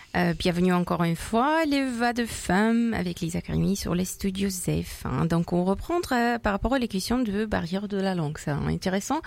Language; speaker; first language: French; non-native, learner; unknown